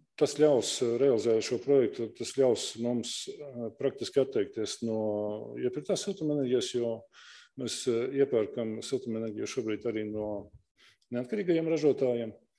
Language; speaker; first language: Latvian; non-native, local second language; Russian